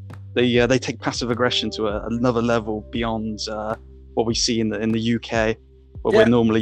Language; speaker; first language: English; native; English